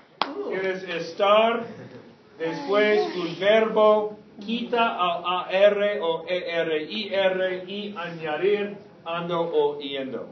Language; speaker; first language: Spanish; non-native, fluent; English